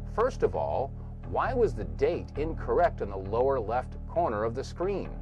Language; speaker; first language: English; native; English